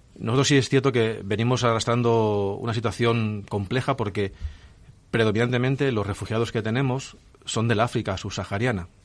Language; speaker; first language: Spanish; native; Spanish